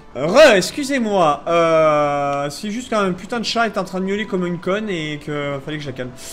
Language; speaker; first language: French; native; French